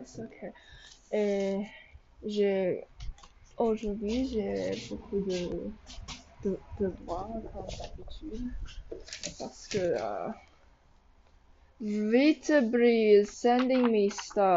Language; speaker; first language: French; non-native, learner; English